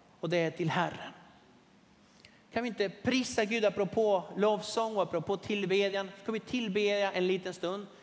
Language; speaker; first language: Swedish; non-native, fluent; Spanish